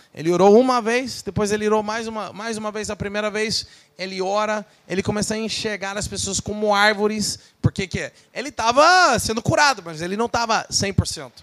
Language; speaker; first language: Portuguese; non-native, fluent; English